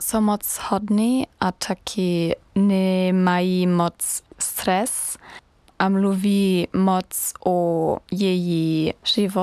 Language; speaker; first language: Czech; non-native, learner; German